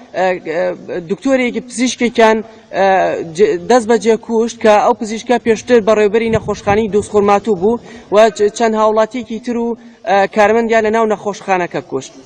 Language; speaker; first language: Central Kurdish; native; Central Kurdish